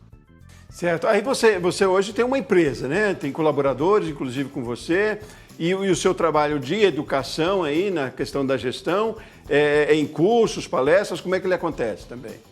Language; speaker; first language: Portuguese; native; Portuguese